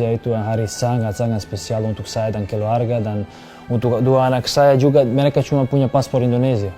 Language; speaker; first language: Indonesian; non-native, fluent; Serbian